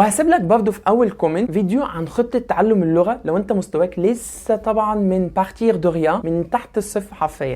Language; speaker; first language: Arabic; native; Arabic